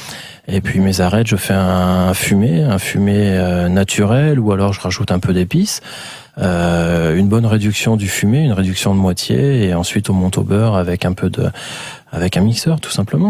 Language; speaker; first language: French; native; French